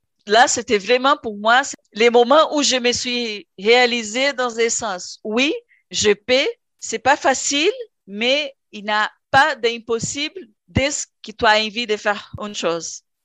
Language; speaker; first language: French; non-native, fluent; Portuguese